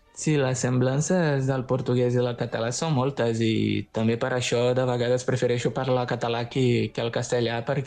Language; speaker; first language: Catalan; non-native, fluent; Portuguese